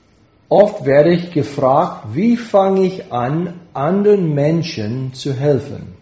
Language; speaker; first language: German; non-native, fluent; English